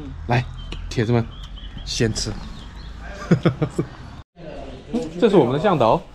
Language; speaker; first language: Chinese; native; Chinese